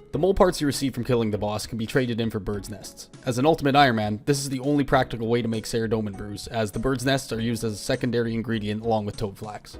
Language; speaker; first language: English; native; English